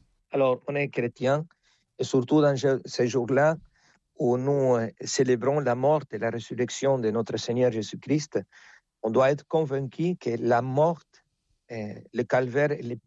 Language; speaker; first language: French; non-native, fluent; Spanish